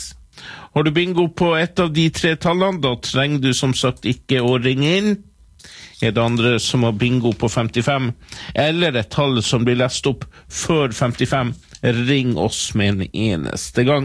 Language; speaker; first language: Norwegian; native; Norwegian